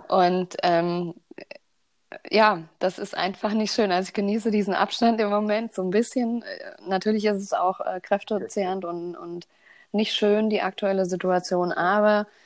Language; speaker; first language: German; native; German